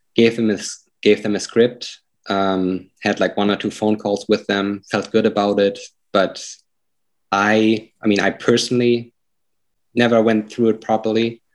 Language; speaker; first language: English; non-native, fluent; German